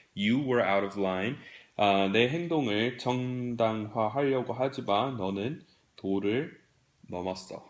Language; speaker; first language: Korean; non-native, fluent; English